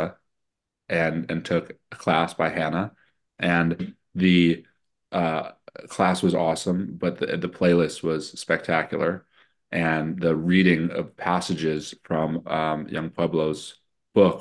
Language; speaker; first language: English; native; English